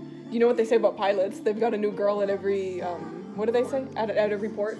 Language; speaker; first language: English; native; English